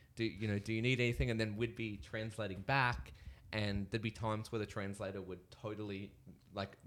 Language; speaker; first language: English; native; English